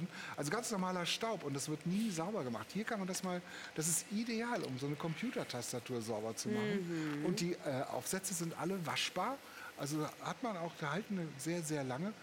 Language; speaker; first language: German; native; German